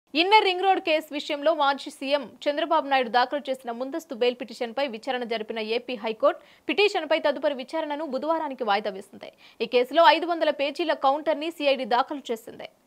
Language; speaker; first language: Telugu; native; Telugu